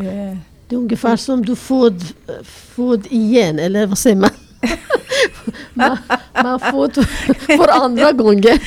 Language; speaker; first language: Swedish; non-native, fluent; Persian